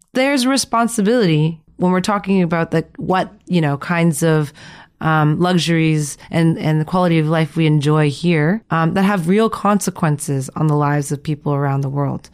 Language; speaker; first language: English; early bilingual, other home language; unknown